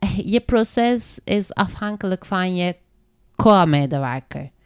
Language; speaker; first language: Dutch; non-native, learner; Turkish